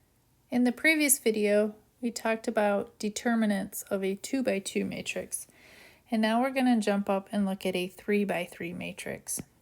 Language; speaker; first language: English; native; English